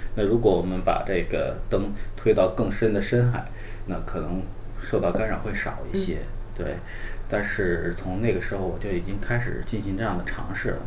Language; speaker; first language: Chinese; native; Chinese